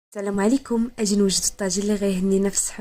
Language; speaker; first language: Arabic; native; Arabic